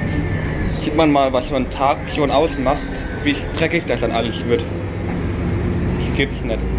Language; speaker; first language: German; native; German